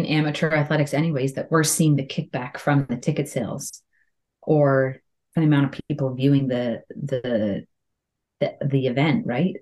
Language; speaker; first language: English; native; English